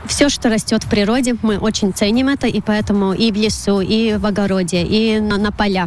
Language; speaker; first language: Russian; non-native, local second language; Latvian